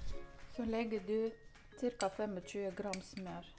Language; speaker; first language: Norwegian; non-native, learner; Ukrainian